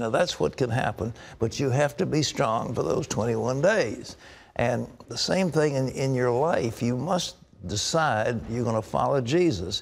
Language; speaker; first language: English; native; English